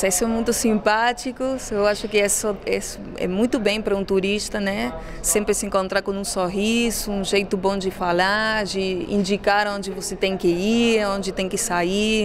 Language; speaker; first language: Portuguese; non-native, learner; Spanish